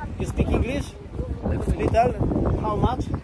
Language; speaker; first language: English; non-native, learner; Polish